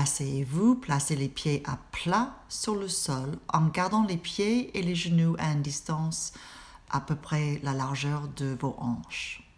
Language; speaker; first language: French; non-native, fluent; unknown